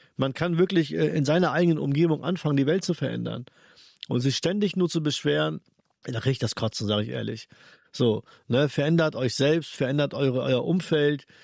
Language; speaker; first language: German; early bilingual, other home language; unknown